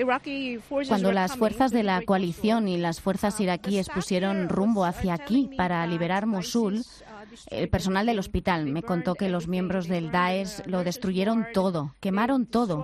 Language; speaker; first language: Spanish; native; Spanish